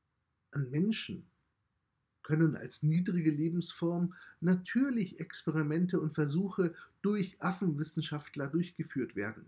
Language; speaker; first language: German; native; German